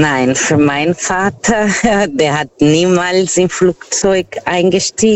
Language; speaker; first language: German; non-native, fluent; Portuguese